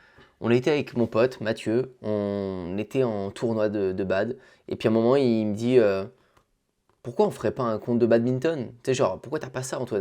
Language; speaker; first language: French; native; French